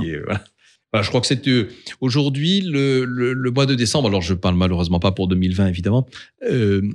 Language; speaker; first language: French; native; French